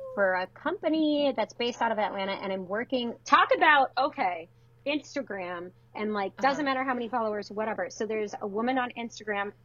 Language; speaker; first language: English; native; English